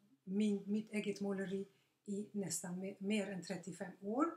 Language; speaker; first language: Swedish; non-native, fluent; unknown